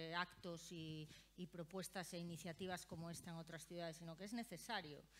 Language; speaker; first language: Spanish; native; Spanish